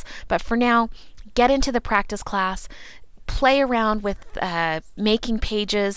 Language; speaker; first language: English; native; English